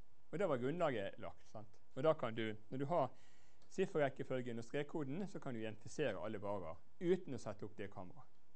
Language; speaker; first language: Norwegian; native; Norwegian